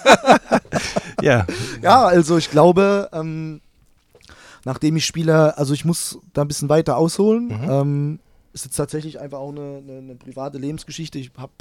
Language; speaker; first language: German; native; German